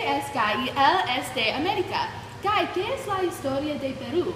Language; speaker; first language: Spanish; non-native, learner; English